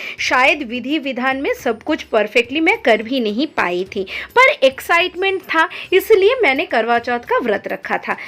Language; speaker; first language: Hindi; non-native, local second language; Bangla